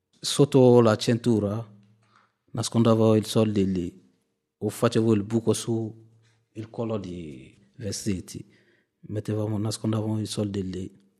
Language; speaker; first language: Italian; non-native, fluent; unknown